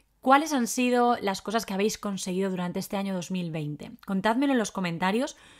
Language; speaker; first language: Spanish; native; Spanish